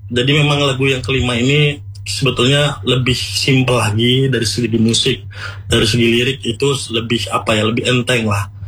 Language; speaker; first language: Indonesian; non-native, local second language; Madurese